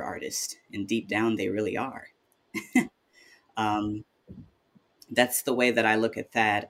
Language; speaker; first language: English; native; English